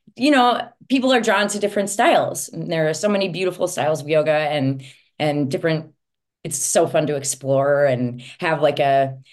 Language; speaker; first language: English; native; English